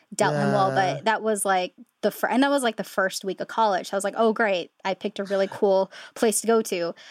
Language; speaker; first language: English; native; English